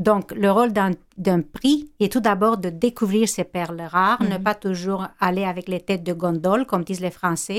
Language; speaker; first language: French; non-native, fluent; Romanian